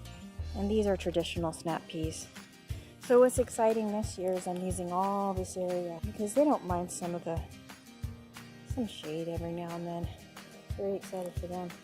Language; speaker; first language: English; native; English